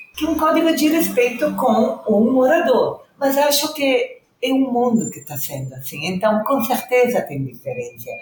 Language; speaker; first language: Portuguese; non-native, fluent; Italian